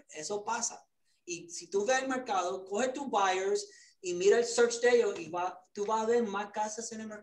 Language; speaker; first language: Spanish; early bilingual, other home language; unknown